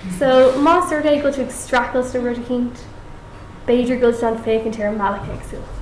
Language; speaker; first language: Irish; non-native, local second language; English